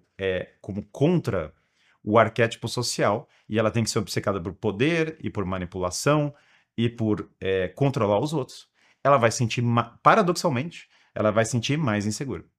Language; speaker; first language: Portuguese; native; Portuguese